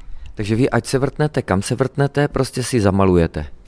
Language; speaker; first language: Czech; native; Czech